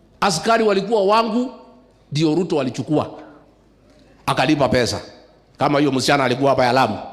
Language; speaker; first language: Swahili; non-native, local second language; Kikuyu